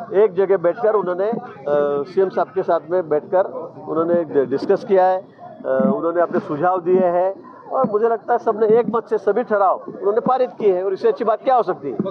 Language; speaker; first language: Hindi; non-native, local second language; Marathi